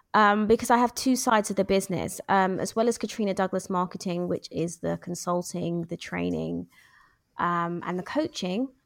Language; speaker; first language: English; native; English